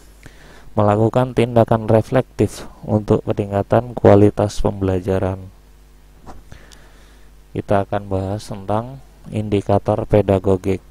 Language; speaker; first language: Indonesian; native; Indonesian